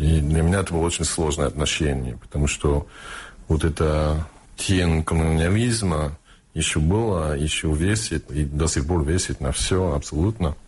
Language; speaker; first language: Russian; early bilingual, heritage; Russian